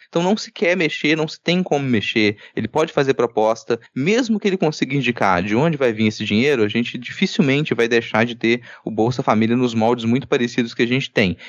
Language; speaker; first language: Portuguese; native; Portuguese